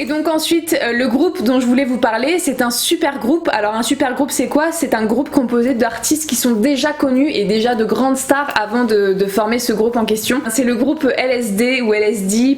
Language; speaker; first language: French; native; French